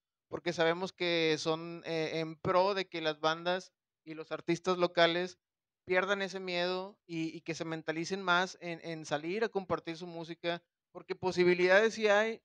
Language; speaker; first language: Spanish; native; Spanish